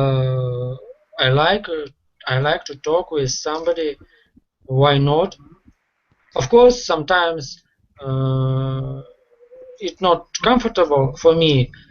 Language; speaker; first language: English; non-native, learner; Russian